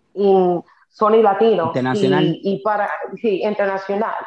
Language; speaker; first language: Spanish; early bilingual, heritage; Spanish